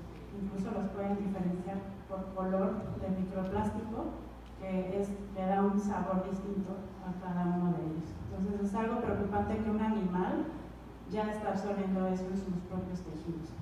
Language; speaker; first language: Spanish; native; Spanish